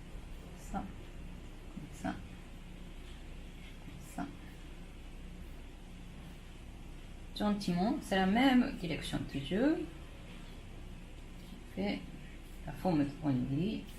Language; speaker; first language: French; non-native, fluent; Japanese